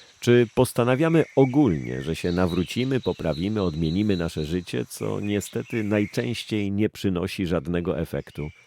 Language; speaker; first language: Polish; native; Polish